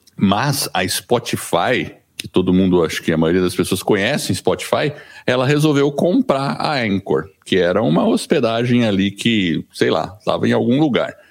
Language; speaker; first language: Portuguese; early bilingual, other home language; English